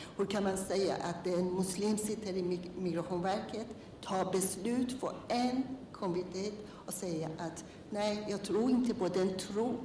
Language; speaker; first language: Swedish; non-native, learner; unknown